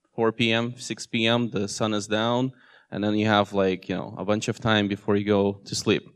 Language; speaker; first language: English; non-native, fluent; Russian